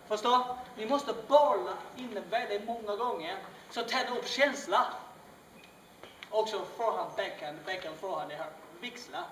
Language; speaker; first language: Swedish; non-native, learner; Chinese